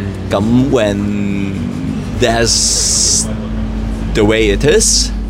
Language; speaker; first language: English; non-native, local second language; Cantonese